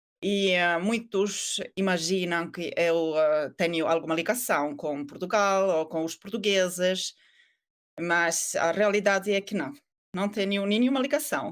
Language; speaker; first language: Portuguese; non-native, fluent; Finnish